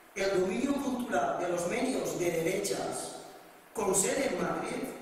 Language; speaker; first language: Spanish; non-native, local second language; Catalan